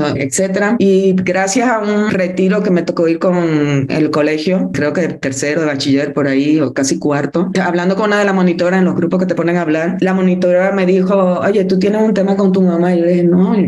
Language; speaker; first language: Spanish; native; Spanish